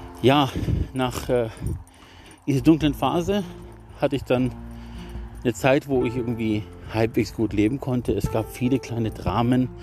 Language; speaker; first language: German; native; German